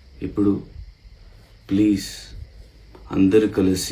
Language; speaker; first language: Telugu; non-native, learner; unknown